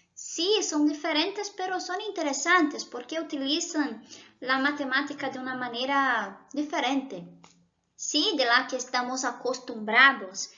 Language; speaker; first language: Spanish; non-native, fluent; Portuguese